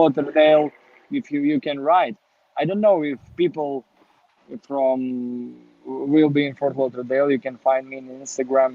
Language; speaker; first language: English; non-native, learner; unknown